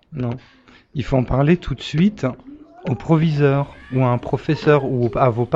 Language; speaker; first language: French; native; French